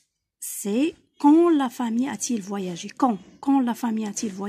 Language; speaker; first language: French; non-native, local second language; Arabic